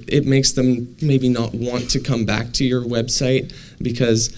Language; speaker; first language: English; native; English